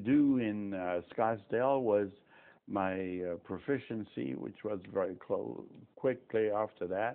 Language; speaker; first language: English; non-native, fluent; French